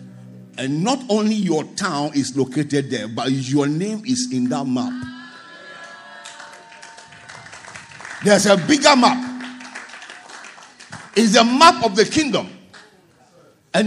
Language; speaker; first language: English; non-native, local second language; Akan